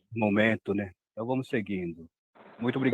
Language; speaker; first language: Portuguese; non-native, local second language; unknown